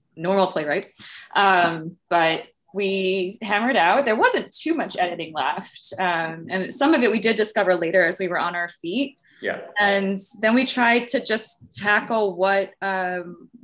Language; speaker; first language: English; native; English